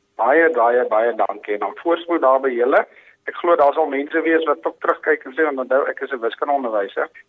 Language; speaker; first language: Afrikaans; native; Afrikaans